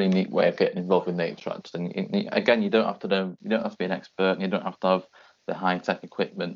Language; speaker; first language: English; native; English